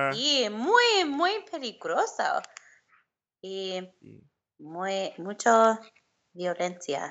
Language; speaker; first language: Spanish; non-native, learner; English